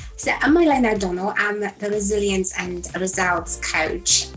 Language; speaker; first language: English; non-native, fluent; Polish